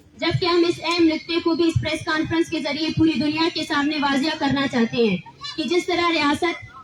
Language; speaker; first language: Urdu; non-native, local second language; Baluchi